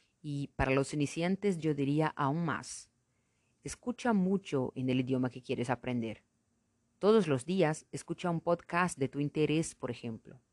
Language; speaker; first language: Spanish; non-native, fluent; Portuguese